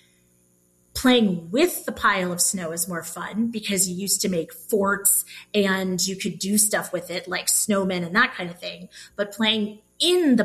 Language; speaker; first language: English; native; English